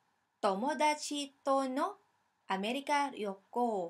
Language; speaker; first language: Japanese; non-native, fluent; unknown